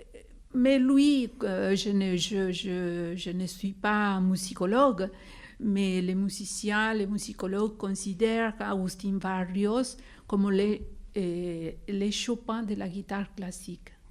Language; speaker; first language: French; non-native, fluent; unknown